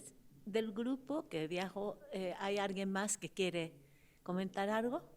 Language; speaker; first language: Spanish; non-native, fluent; Japanese